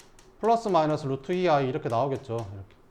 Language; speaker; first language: Korean; native; Korean